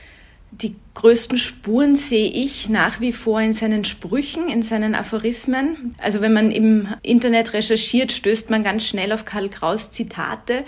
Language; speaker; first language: German; native; German